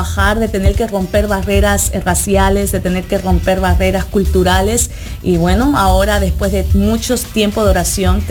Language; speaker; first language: Spanish; early bilingual, heritage; Spanish